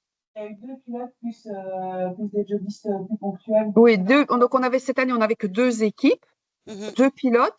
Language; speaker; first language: French; native; French